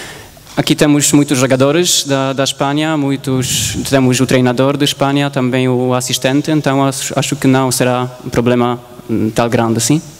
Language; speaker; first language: Portuguese; non-native, learner; Polish